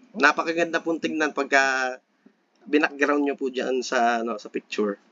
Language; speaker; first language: Filipino; non-native, local second language; Pampanga